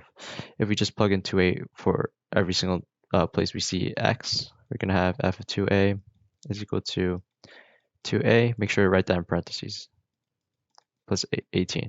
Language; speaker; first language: English; native; English